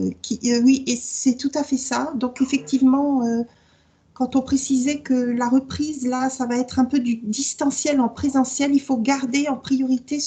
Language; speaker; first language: French; native; French